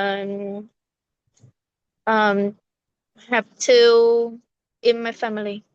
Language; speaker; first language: English; non-native, learner; Vietnamese